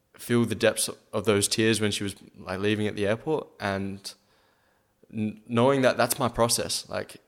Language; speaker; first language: English; native; English